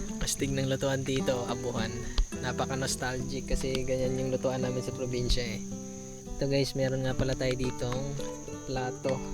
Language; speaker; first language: Filipino; non-native, local second language; Cebuano